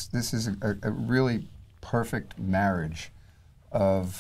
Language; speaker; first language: English; native; English